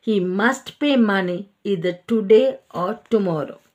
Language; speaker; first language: English; non-native, local second language; Sinhala